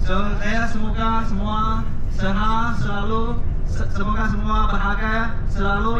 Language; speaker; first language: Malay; non-native, fluent; Chinese